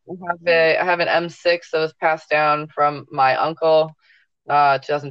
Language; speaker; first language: English; native; English